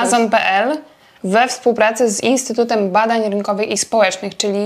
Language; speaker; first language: Polish; native; Polish